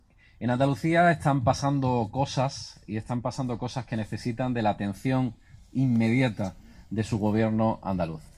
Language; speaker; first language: Spanish; native; Spanish